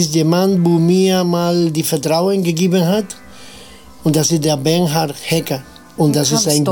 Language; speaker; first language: German; non-native, fluent; Spanish